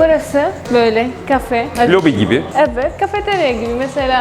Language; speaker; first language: Turkish; non-native, learner; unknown